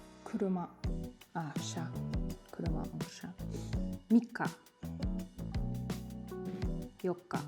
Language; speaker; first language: Japanese; non-native, learner; German